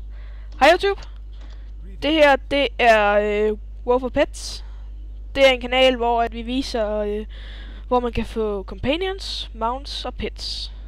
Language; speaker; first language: Danish; native; Danish